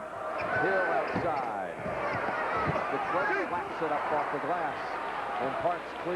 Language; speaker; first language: English; native; English